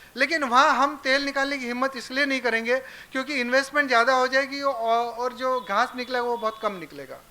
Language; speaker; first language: Hindi; non-native, local second language; Marathi